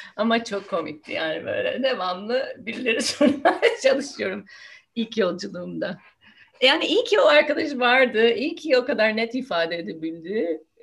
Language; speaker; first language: Turkish; non-native, fluent; English